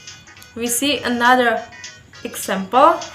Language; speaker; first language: English; non-native, learner; Indonesian